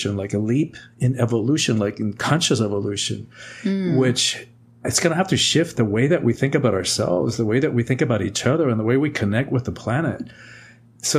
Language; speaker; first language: English; early bilingual, other home language; Spanish